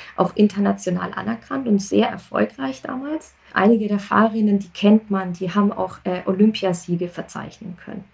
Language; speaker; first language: German; native; German